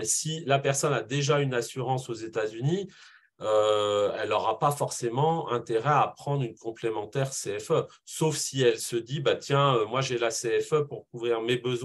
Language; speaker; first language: French; native; French